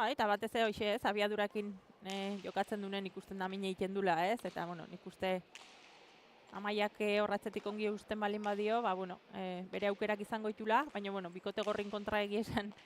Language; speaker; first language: Basque; native; Basque